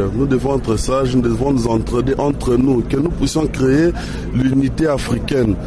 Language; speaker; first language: French; non-native, local second language; Lingala